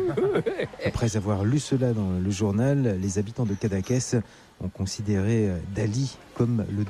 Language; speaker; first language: French; native; French